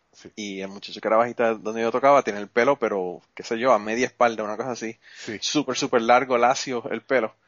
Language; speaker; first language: Spanish; native; Spanish